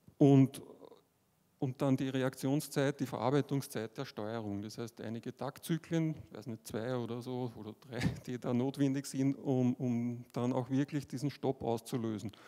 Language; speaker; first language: German; native; German